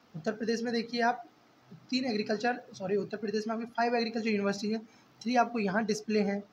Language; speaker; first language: Hindi; native; Hindi